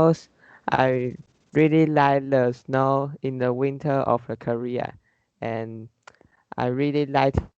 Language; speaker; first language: English; non-native, learner; Chinese